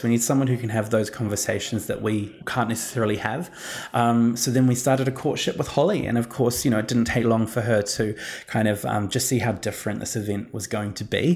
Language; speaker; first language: English; native; English